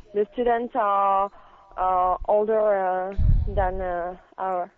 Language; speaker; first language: English; non-native, learner; French